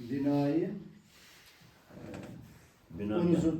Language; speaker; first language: Arabic; non-native, learner; Urdu